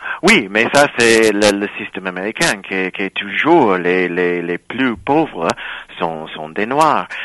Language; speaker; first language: French; non-native, fluent; English